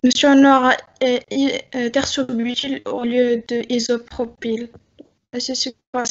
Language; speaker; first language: French; non-native, local second language; Arabic